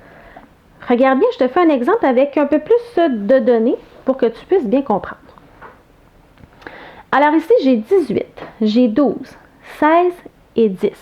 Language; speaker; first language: French; native; French